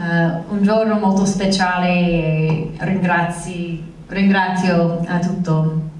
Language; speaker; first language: Italian; non-native, fluent; English